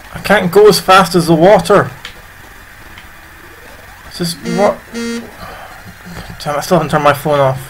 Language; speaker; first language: English; native; English